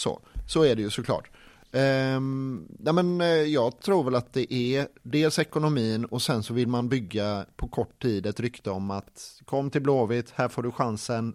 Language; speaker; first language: Swedish; native; Swedish